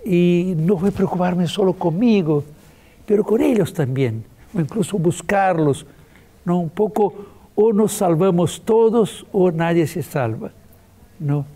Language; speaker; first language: Spanish; non-native, fluent; Portuguese